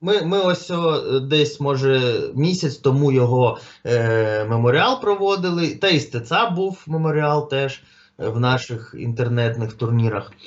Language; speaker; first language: Ukrainian; native; Ukrainian